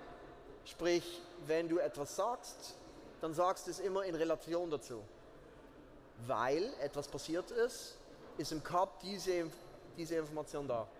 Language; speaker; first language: German; native; German